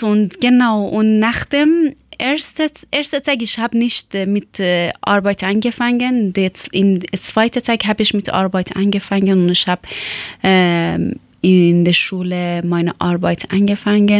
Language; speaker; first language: German; non-native, learner; Persian